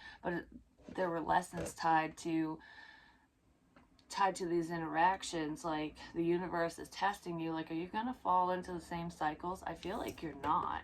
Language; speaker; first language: English; native; English